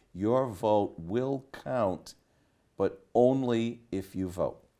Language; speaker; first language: English; native; English